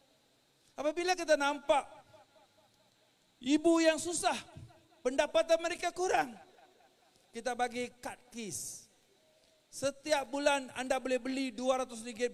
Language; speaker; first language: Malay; non-native, local second language; Tamil